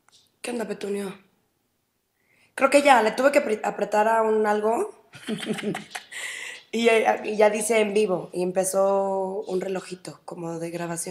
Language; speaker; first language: Spanish; native; Spanish